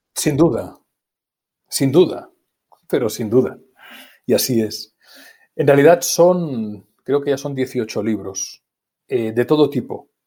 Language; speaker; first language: Spanish; native; Spanish